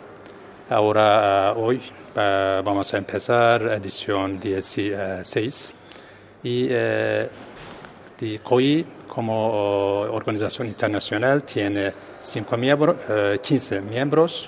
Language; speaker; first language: Spanish; non-native, learner; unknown